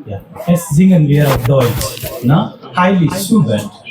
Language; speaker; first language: German; non-native, fluent; Telugu